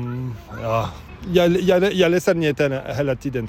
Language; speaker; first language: Swedish; non-native, learner; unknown